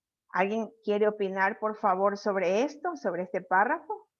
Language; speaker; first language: Spanish; native; Spanish